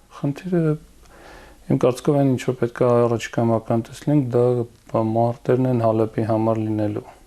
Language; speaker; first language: Armenian; native; Armenian